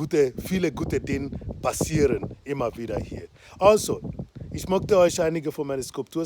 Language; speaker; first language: German; non-native, fluent; Igbo